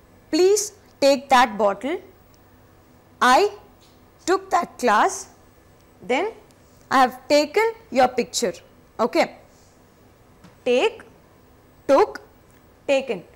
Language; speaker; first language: English; non-native, local second language; Tamil